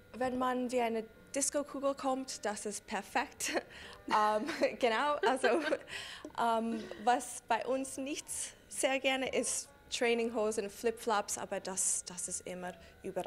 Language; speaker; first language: German; non-native, fluent; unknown